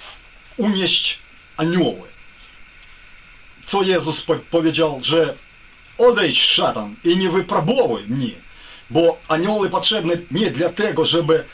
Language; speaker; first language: Polish; non-native, learner; Ukrainian